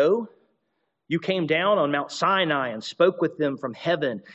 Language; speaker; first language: English; native; English